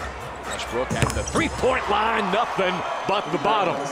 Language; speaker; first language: English; native; English